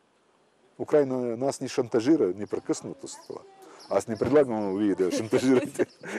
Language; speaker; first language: Bulgarian; non-native, fluent; Russian